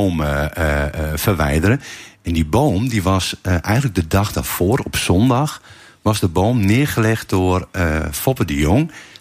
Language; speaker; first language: Dutch; native; Dutch